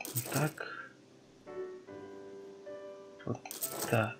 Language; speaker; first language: Russian; native; Russian